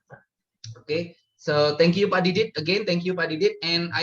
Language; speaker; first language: English; non-native, learner; Indonesian